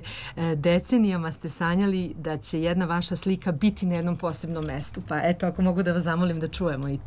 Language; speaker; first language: Serbian; native; Serbian